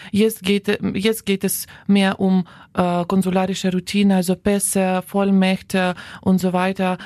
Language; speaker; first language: German; non-native, fluent; Ukrainian